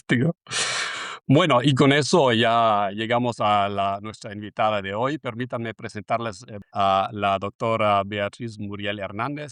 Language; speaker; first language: Spanish; non-native, fluent; German